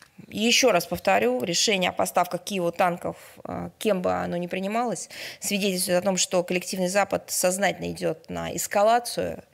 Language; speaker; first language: Russian; native; Russian